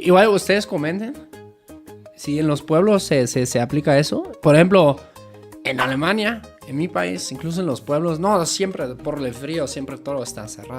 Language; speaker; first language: Spanish; non-native, fluent; German